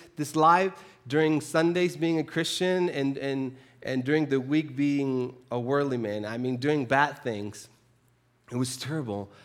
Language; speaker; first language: English; non-native, fluent; Spanish